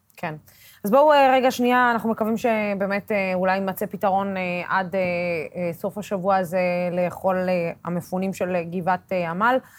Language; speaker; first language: Hebrew; non-native, local second language; Arabic